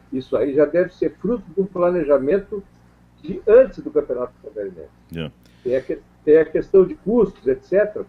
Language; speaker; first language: Portuguese; native; Portuguese